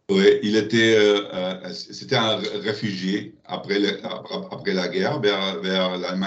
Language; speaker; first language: French; non-native, learner; German